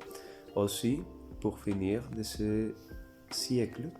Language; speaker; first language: French; non-native, learner; Spanish